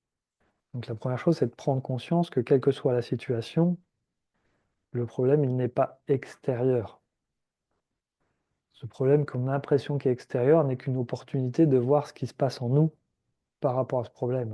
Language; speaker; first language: French; native; French